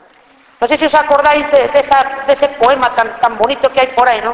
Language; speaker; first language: Spanish; native; Spanish